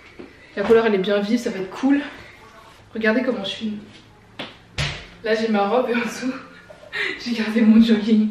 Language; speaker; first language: French; native; French